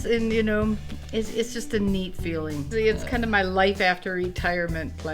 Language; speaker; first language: English; native; English